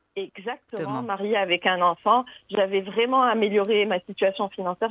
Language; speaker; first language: French; non-native, local second language; Arabic